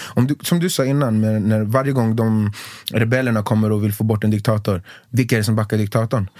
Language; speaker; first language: Swedish; native; Swedish